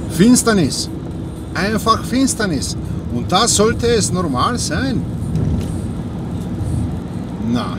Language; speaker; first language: German; non-native, fluent; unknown